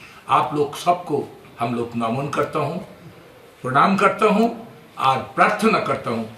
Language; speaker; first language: Hindi; non-native, local second language; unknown